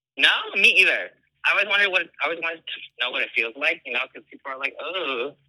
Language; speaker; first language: English; non-native, fluent; Arabic